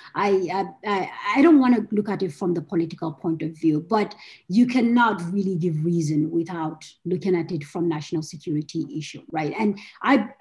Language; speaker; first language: English; non-native, local second language; Hausa